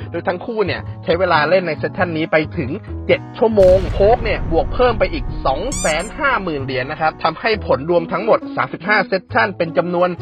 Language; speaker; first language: Thai; native; Thai